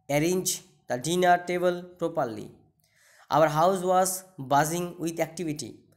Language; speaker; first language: English; non-native, local second language; Bangla